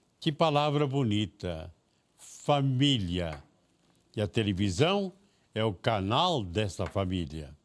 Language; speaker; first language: Portuguese; native; Portuguese